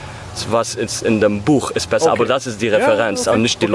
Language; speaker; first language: German; non-native, learner; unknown